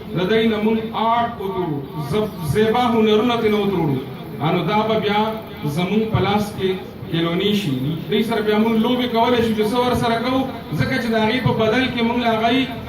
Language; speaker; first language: Pashto; native; Pashto